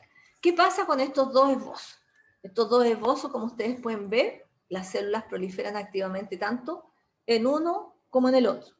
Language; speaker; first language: Spanish; native; Spanish